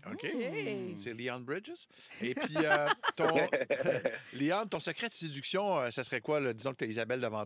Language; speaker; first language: French; native; French